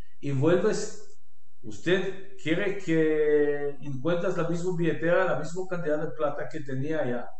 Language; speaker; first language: Spanish; non-native, learner; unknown